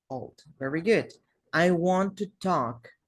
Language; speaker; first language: English; non-native, fluent; Spanish